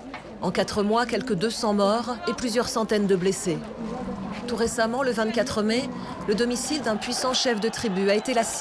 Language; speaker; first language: French; native; French